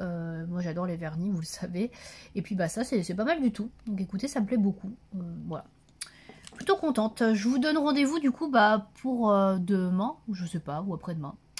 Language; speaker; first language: French; native; French